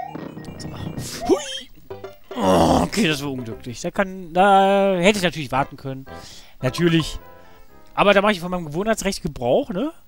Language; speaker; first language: German; native; German